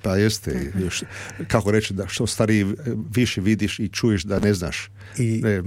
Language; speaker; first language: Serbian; early bilingual, heritage; Serbian